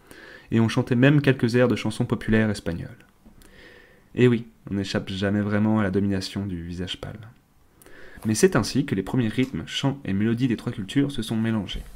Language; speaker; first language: French; native; French